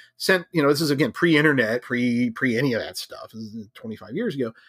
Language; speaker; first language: English; native; English